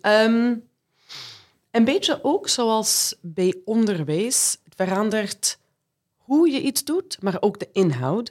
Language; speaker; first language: Dutch; non-native, fluent; English